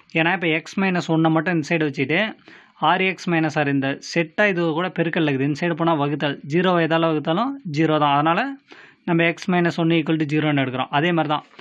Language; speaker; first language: Tamil; native; Tamil